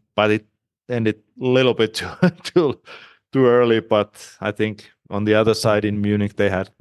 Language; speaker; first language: English; non-native, fluent; Finnish